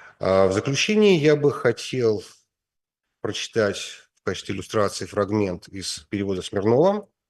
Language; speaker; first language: Russian; native; Russian